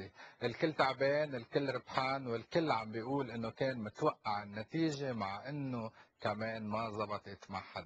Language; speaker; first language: Arabic; native; Arabic